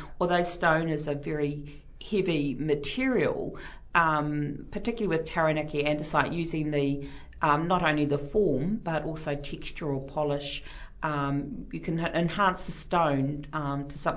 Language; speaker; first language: English; native; English